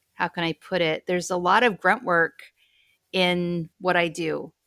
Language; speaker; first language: English; native; English